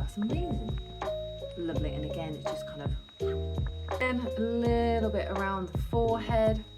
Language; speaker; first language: English; native; English